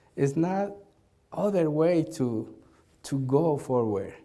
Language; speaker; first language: English; non-native, learner; Spanish